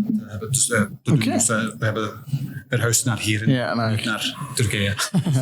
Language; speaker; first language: Dutch; non-native, learner; English